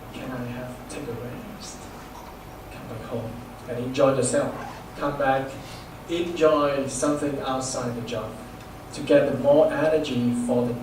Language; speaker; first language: English; non-native, fluent; Vietnamese